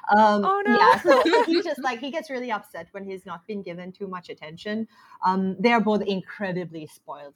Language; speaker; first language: English; non-native, local second language; Sinhala